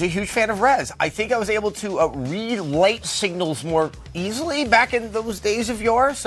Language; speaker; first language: English; native; English